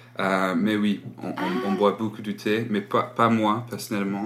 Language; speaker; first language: French; non-native, learner; English